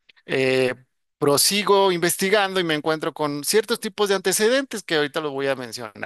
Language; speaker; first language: Spanish; native; Spanish